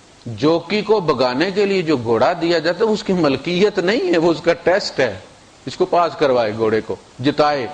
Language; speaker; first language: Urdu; non-native, local second language; Punjabi